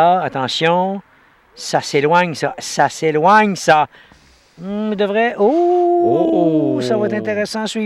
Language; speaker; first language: French; native; French